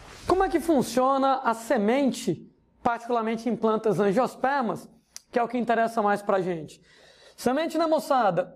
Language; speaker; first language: Portuguese; native; Portuguese